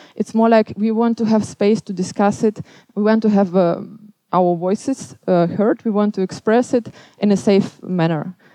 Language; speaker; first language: English; non-native, fluent; Belarusian